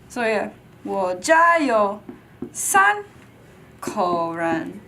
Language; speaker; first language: Chinese; non-native, learner; English